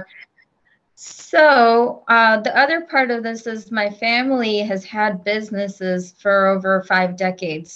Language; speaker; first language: English; non-native, local second language; Gujarati